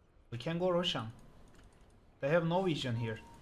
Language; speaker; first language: English; non-native, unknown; Turkish